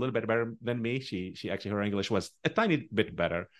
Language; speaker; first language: English; non-native, fluent; Arabic